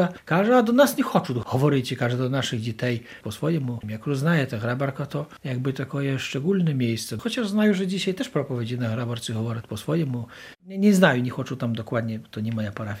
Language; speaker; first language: Polish; non-native, local second language; Ukrainian